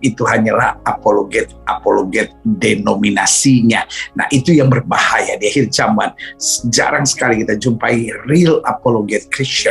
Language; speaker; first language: Indonesian; native; Indonesian